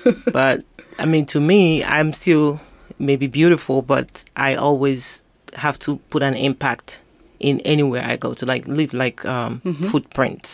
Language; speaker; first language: English; non-native, local second language; Igbo